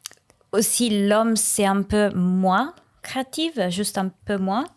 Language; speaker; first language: French; non-native, learner; Italian